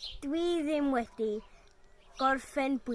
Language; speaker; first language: Welsh; non-native, learner; English